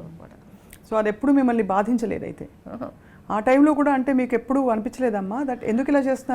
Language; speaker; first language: Telugu; native; Telugu